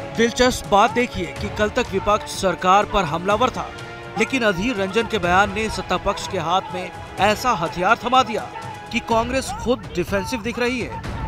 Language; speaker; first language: Hindi; native; Hindi